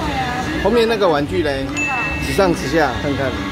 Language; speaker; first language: Chinese; native; Chinese